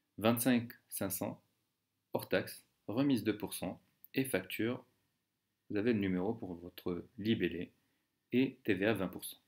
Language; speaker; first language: French; non-native, local second language; Arabic